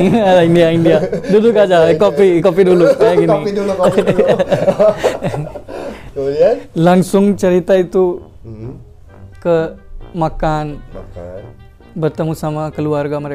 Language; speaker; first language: Indonesian; non-native, learner; Hindi